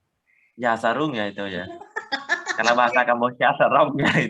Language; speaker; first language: Indonesian; non-native, learner; Khmer